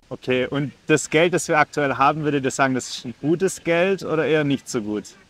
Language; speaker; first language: German; native; German